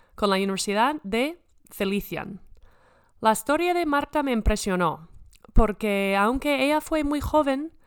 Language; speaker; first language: Spanish; non-native, fluent; English